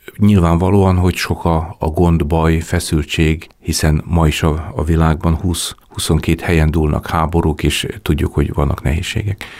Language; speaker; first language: Hungarian; native; Hungarian